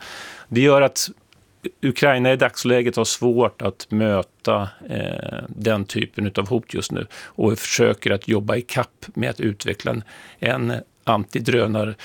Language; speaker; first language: Swedish; native; Swedish